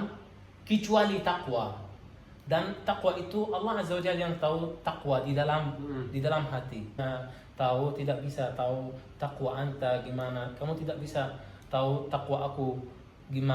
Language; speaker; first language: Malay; non-native, learner; Arabic